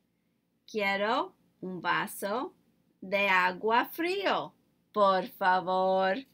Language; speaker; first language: Spanish; non-native, learner; English